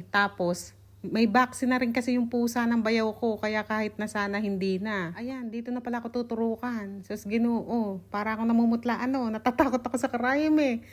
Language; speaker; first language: Filipino; native; Filipino